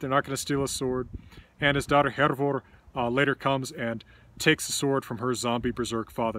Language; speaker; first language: English; native; English